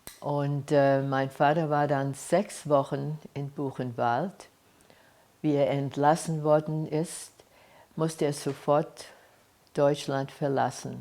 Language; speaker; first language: German; early bilingual, heritage; German